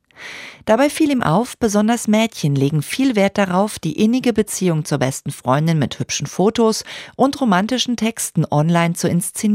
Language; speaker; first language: German; native; German